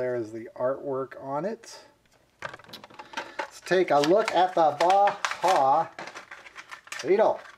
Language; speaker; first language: English; native; English